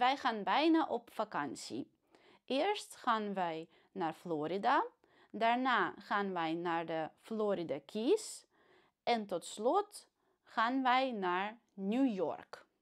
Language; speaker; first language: Dutch; non-native, fluent; Russian